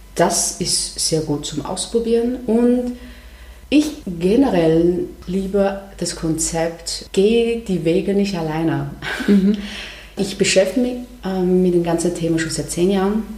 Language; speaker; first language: German; non-native, fluent; Chinese